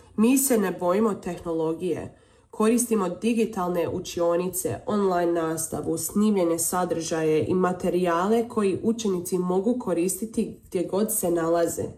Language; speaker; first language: Serbian; early bilingual, heritage; Croatian